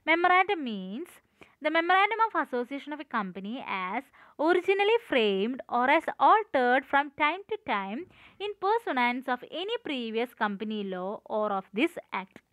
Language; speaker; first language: English; non-native, local second language; Malayalam